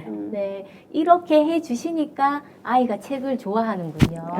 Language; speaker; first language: Korean; native; Korean